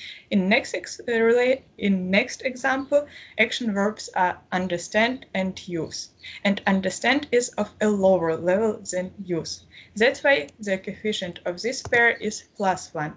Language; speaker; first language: English; non-native, fluent; Ukrainian